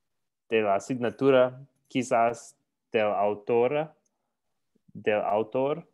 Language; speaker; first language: Spanish; non-native, learner; English